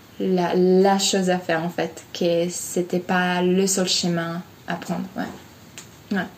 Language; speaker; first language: French; non-native, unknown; Italian